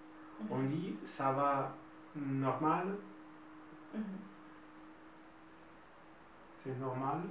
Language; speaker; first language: French; non-native, fluent; Russian